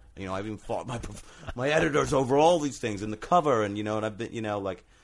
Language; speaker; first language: English; native; English